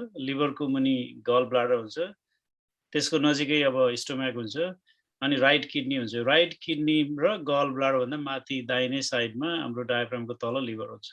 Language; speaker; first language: Nepali; native; Nepali